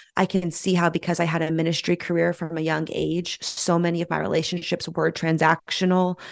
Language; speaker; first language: English; native; English